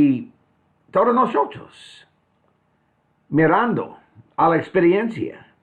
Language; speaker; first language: Spanish; non-native, fluent; English